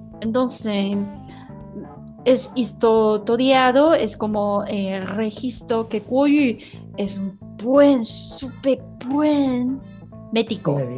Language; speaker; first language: Spanish; non-native, learner; Chinese